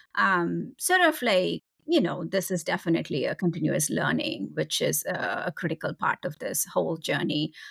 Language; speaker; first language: English; non-native, local second language; Tamil